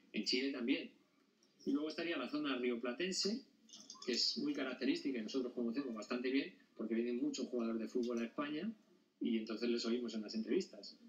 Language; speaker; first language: Spanish; native; Spanish